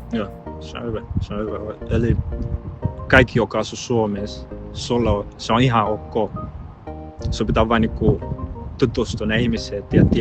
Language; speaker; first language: Finnish; non-native, learner; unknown